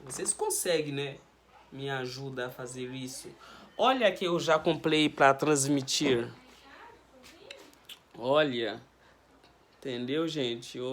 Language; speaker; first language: Portuguese; non-native, learner; Haitian Creole